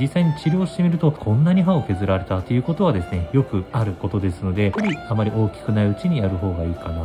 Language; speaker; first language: Japanese; native; Japanese